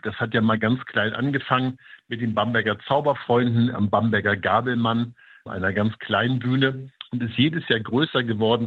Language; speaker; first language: German; native; German